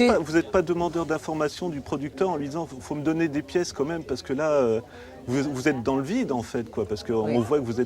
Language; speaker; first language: French; native; French